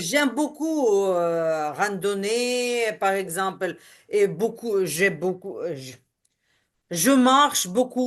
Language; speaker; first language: French; non-native, learner; Ukrainian